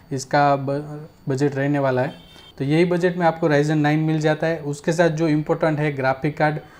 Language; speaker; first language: Hindi; non-native, local second language; Gujarati